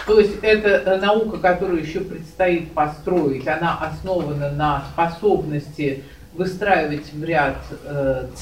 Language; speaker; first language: Russian; native; Russian